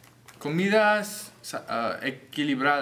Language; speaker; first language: Spanish; non-native, learner; English